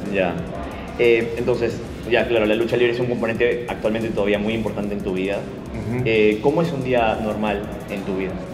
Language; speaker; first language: Spanish; native; Spanish